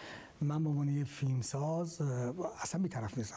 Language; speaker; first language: Persian; native; Persian